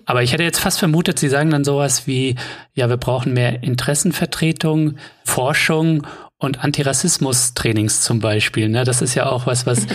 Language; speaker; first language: German; native; German